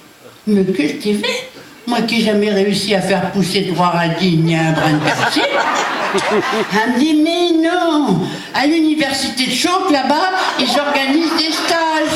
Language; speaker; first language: French; native; French